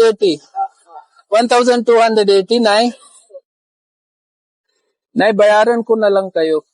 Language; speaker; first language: Filipino; non-native, learner; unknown